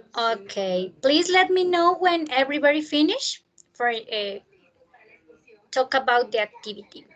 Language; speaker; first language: English; non-native, fluent; Spanish